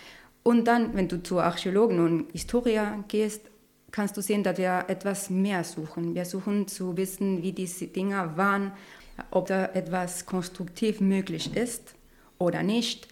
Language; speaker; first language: German; non-native, learner; Spanish